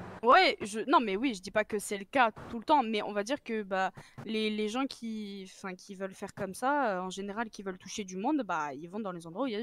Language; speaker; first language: French; native; French